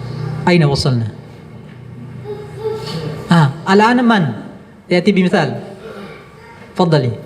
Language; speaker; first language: Arabic; non-native, fluent; Indonesian